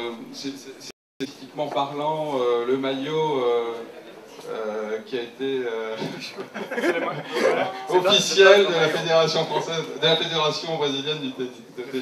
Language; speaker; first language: French; native; French